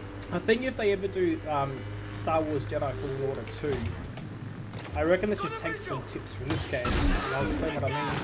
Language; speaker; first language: English; native; English